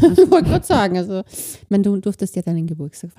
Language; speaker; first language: German; native; German